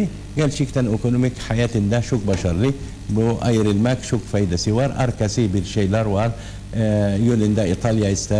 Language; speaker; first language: Turkish; non-native, learner; Arabic